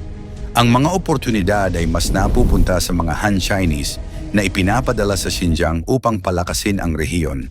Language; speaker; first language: Filipino; native; Filipino